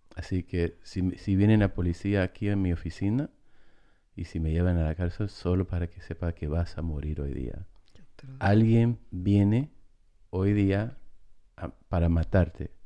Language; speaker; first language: Spanish; early bilingual, heritage; Spanish